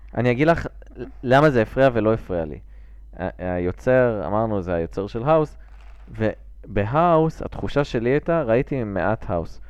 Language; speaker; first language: Hebrew; native; Hebrew